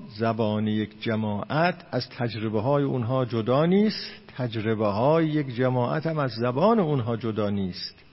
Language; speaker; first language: Persian; non-native, local second language; Azerbaijani